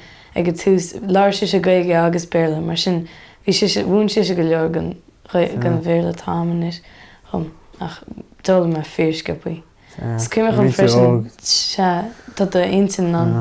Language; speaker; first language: Irish; native; Irish